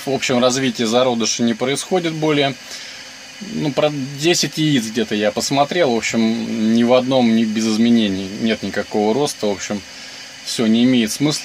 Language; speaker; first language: Russian; native; Russian